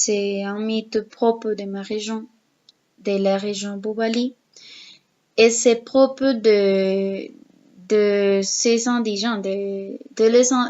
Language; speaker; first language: French; non-native, learner; Spanish